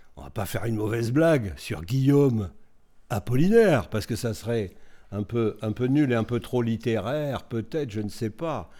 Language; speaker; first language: French; native; French